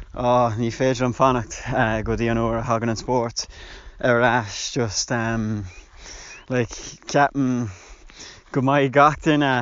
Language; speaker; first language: Irish; non-native, local second language; English